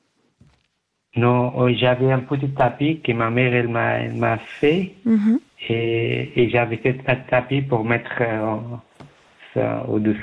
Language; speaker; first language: French; non-native, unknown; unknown